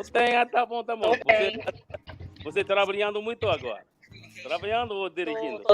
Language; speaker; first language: Portuguese; non-native, learner; English